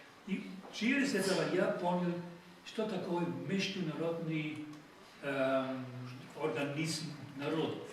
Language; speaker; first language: Russian; non-native, fluent; German